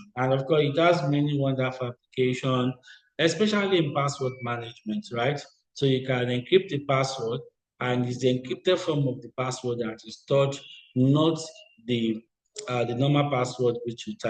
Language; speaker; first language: English; non-native, local second language; Yoruba